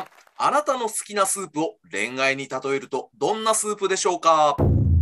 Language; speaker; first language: Japanese; native; Japanese